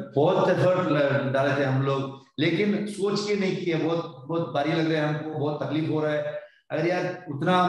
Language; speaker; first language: Hindi; non-native, local second language; Kannada